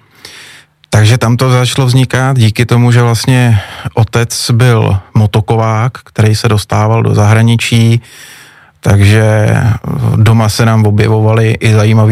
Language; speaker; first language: Czech; native; Czech